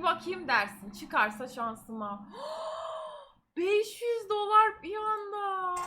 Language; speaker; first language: Turkish; native; Turkish